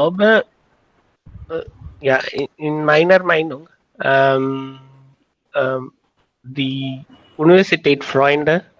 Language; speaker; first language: German; non-native, learner; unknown